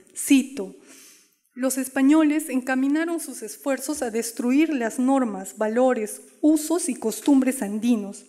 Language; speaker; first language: Spanish; non-native, local second language; Quechua